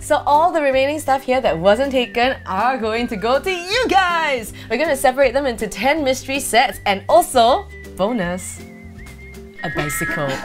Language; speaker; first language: English; native; English